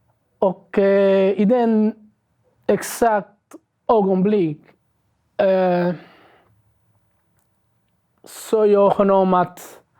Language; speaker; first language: Swedish; non-native, learner; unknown